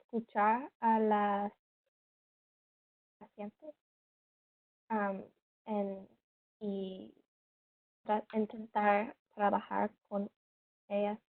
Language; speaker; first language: Spanish; non-native, learner; English